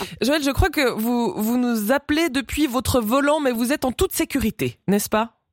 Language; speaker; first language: French; native; French